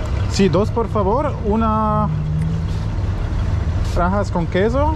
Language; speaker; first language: Spanish; non-native, learner; German